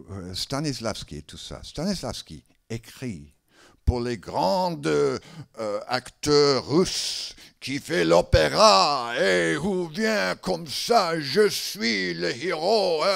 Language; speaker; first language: French; non-native, learner; English